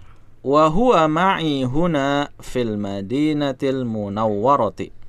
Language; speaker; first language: Arabic; non-native, learner; Indonesian